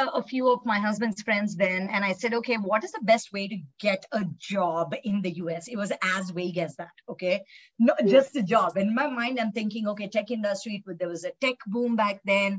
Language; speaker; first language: English; non-native, local second language; Telugu